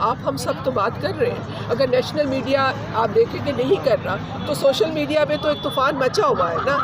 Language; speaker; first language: Urdu; non-native, local second language; Punjabi